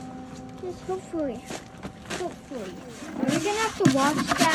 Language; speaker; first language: English; native; English